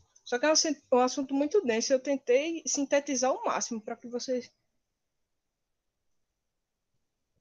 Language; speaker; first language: Portuguese; native; Portuguese